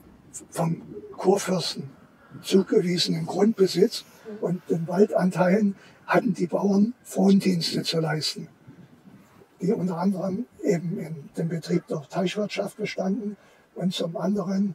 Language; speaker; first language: German; native; German